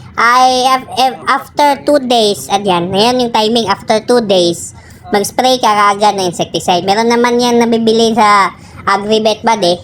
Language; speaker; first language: Filipino; non-native, local second language; Cebuano